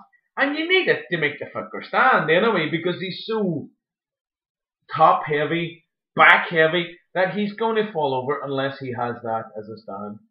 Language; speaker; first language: English; native; English